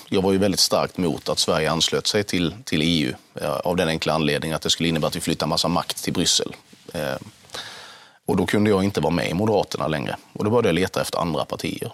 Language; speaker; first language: Swedish; native; Swedish